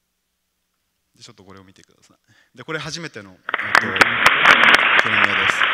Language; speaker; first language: Japanese; native; Japanese